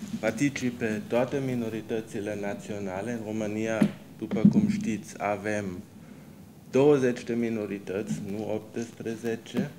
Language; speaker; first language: Romanian; non-native, fluent; German